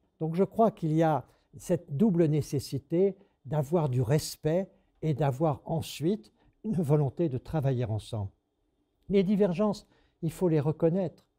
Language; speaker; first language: French; native; French